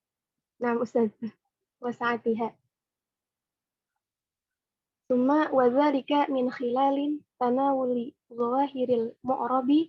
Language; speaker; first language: Arabic; non-native, learner; Indonesian